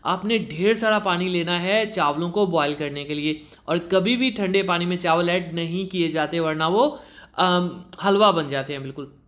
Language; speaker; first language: Urdu; native; Urdu